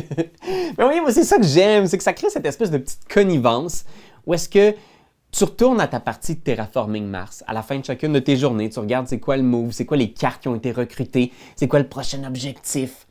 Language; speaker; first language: French; native; French